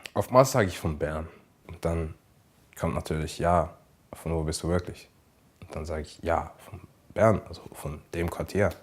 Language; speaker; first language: German; native; German